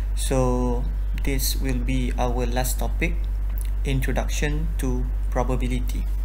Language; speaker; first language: English; non-native, local second language; Malay